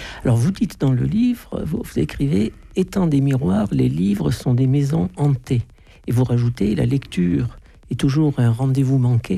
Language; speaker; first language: French; native; French